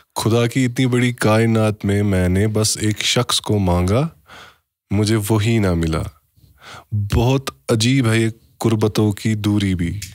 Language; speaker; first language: Hindi; non-native, local second language; Kashmiri